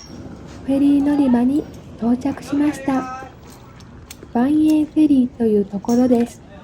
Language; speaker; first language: Japanese; non-native, fluent; Vietnamese